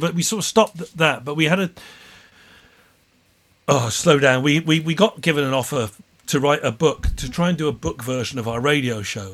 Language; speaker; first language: English; native; English